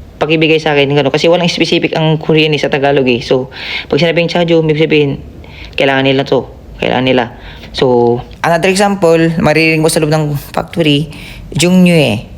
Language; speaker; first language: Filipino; native; Filipino